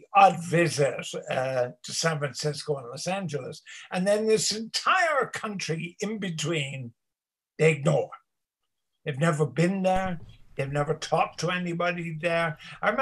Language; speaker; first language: English; native; English